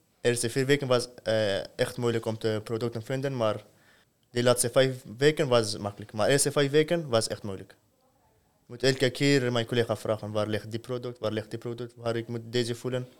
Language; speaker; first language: Dutch; non-native, learner; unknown